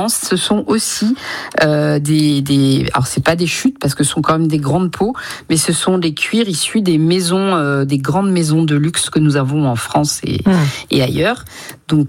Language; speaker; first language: French; native; French